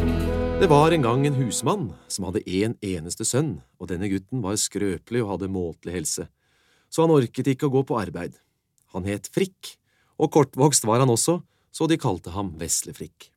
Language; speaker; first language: Norwegian; native; Norwegian